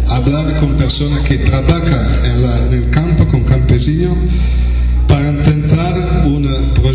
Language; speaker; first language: Spanish; non-native, learner; Italian